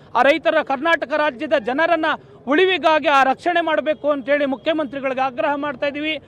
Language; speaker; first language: Kannada; native; Kannada